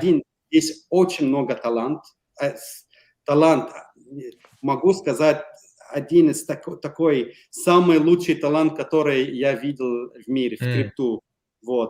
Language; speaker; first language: Russian; non-native, fluent; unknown